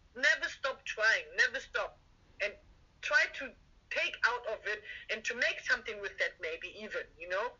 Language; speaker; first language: English; non-native, fluent; German